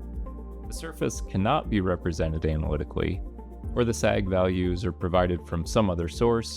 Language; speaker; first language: English; native; English